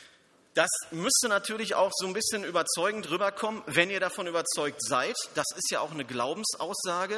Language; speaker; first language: German; native; German